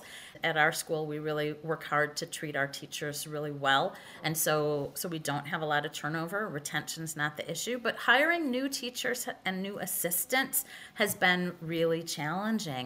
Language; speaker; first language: English; native; English